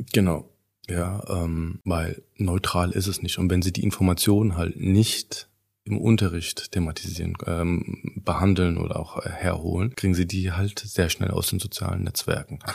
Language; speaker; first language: German; early bilingual, other home language; Turkish